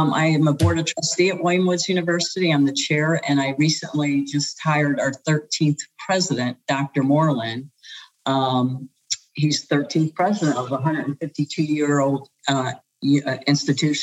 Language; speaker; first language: English; native; English